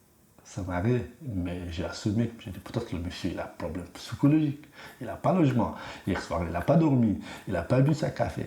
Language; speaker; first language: French; non-native, fluent; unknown